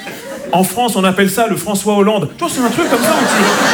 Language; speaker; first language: French; native; French